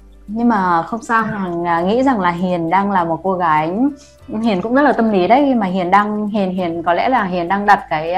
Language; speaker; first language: Vietnamese; native; Vietnamese